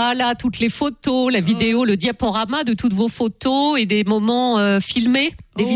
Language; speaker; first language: French; native; French